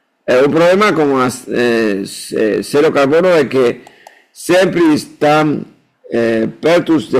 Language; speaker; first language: Portuguese; non-native, fluent; Spanish